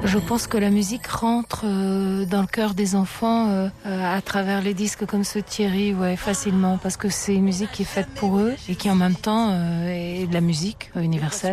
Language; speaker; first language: French; early bilingual, other home language; Italian